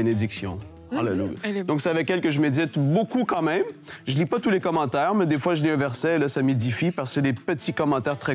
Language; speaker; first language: French; native; French